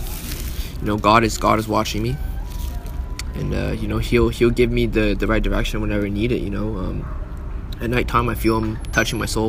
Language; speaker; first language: English; early bilingual, other home language; Chinese